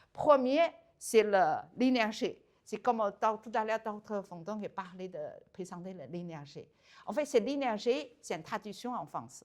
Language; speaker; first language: French; non-native, learner; Chinese